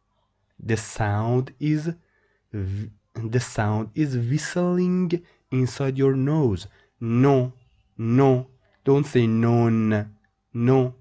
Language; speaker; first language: English; non-native, fluent; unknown